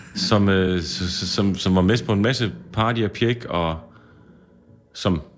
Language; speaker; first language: Danish; native; Danish